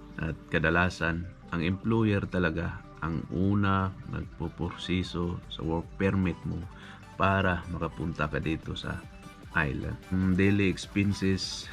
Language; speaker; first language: Filipino; non-native, local second language; Cebuano